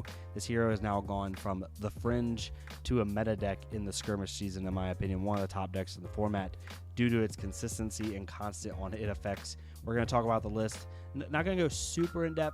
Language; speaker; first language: English; native; English